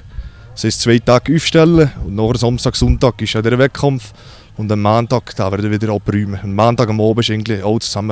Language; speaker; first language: German; native; German